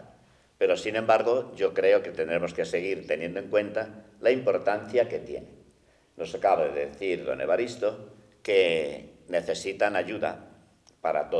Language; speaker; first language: Spanish; native; Spanish